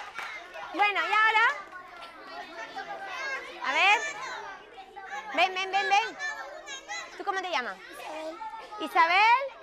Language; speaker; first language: Spanish; native; Spanish